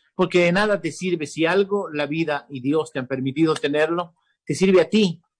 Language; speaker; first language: Spanish; native; Spanish